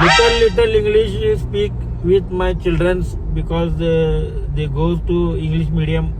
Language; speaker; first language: English; non-native, learner; Marathi